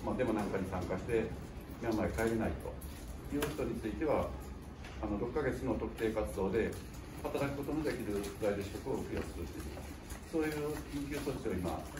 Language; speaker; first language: Japanese; native; Japanese